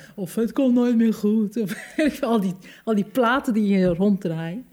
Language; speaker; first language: Dutch; native; Dutch